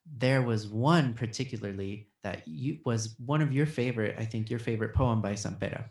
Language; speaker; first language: English; early bilingual, other home language; Spanish